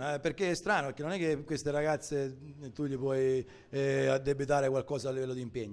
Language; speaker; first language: Italian; native; Italian